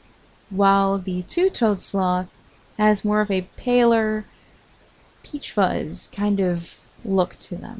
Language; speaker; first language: English; native; English